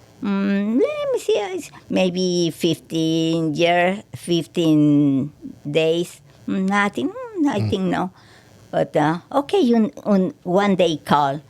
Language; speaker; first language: English; non-native, learner; Spanish